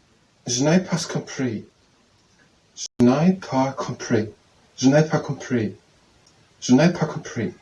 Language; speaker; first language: French; non-native, learner; English